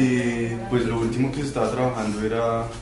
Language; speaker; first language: Spanish; native; Spanish